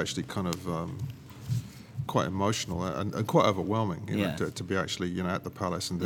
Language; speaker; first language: English; native; English